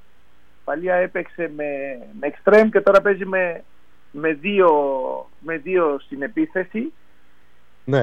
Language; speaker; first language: Greek; non-native, fluent; Spanish